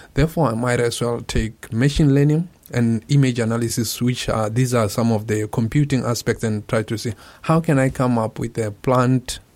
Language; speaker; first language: English; non-native, local second language; Tswana